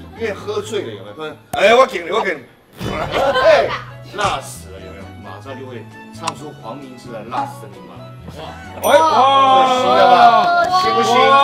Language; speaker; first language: Chinese; native; Chinese